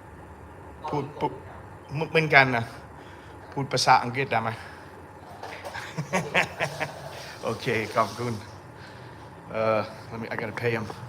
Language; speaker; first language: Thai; non-native, learner; English